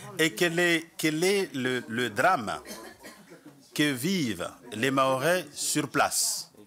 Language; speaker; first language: French; non-native, local second language; Comorian